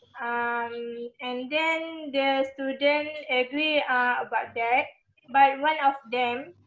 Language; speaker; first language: English; non-native, learner; Malay